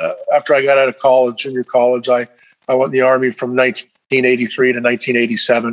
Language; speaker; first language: English; native; English